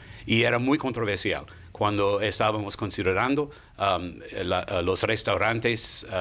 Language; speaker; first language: Spanish; non-native, fluent; English